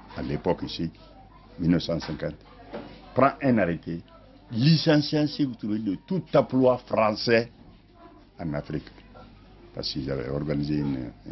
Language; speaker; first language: French; non-native, local second language; Mandingo